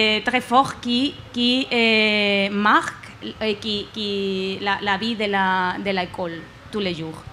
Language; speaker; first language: French; non-native, learner; Spanish